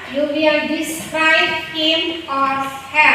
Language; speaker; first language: English; non-native, learner; Indonesian